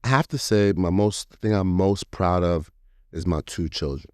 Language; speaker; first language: English; native; English